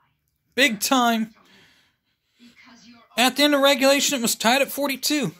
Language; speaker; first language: English; native; English